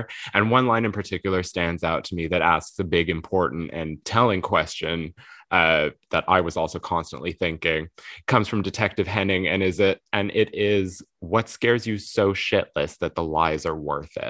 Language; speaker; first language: English; native; English